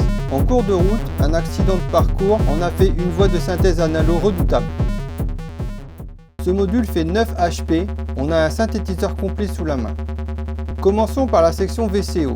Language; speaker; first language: French; native; French